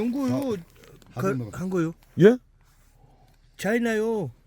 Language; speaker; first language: Korean; non-native, learner; Mongolian